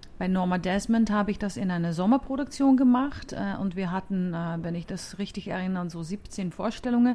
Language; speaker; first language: German; non-native, fluent; Dutch